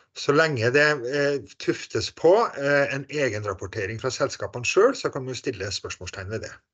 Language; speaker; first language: Norwegian; native; Norwegian